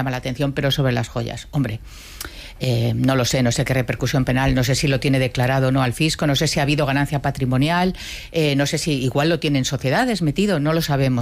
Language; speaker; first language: Spanish; native; Spanish